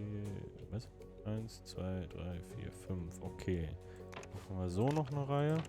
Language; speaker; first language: German; native; German